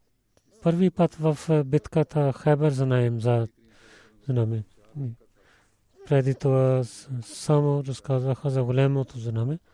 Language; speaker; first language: Bulgarian; non-native, learner; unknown